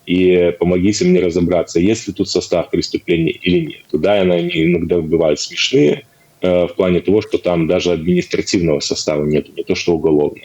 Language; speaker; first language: Russian; native; Russian